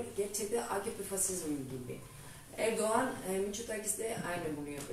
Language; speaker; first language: Turkish; non-native, learner; Greek